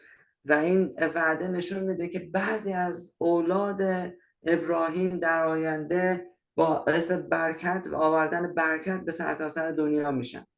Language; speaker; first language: Persian; native; Persian